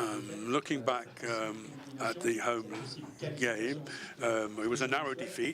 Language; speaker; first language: English; native; English